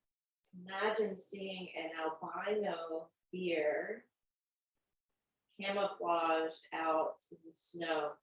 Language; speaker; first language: English; native; English